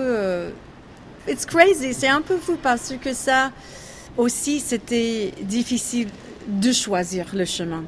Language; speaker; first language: French; non-native, learner; English